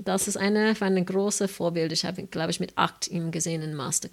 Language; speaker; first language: German; non-native, fluent; English